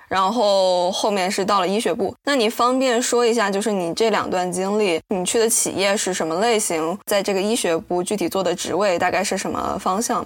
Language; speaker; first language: Chinese; native; Chinese